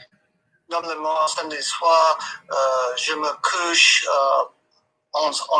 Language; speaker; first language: French; non-native, learner; English